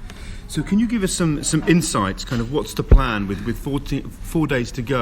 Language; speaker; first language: English; native; English